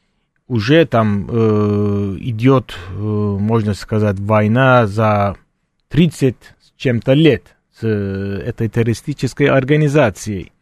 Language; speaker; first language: Russian; non-native, fluent; Turkish